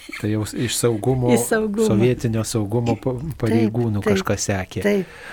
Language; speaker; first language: Lithuanian; native; Lithuanian